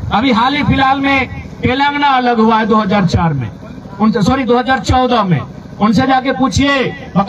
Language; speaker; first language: Hindi; native; Hindi